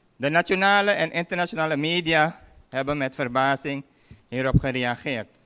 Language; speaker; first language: Dutch; native; Dutch